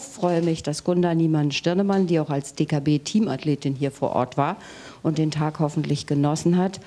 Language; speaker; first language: German; native; German